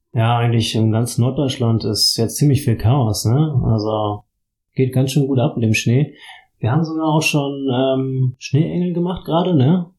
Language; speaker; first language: German; native; German